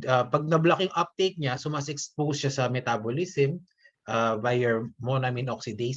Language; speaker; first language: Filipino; native; Filipino